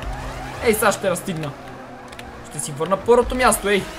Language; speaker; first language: Bulgarian; native; Bulgarian